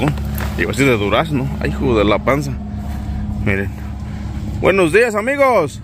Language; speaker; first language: Spanish; native; Spanish